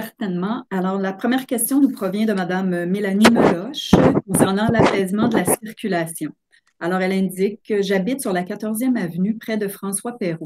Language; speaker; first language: French; native; French